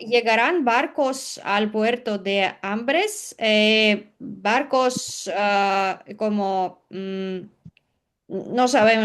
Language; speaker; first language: Spanish; non-native, learner; Russian